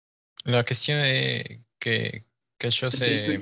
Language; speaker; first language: French; non-native, learner; Spanish